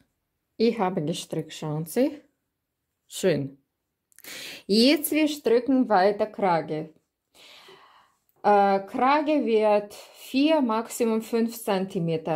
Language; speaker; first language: German; non-native, learner; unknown